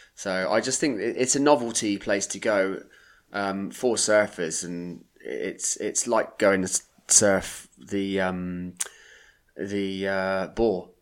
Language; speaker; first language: English; native; English